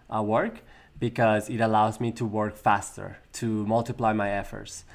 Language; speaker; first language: English; non-native, fluent; Spanish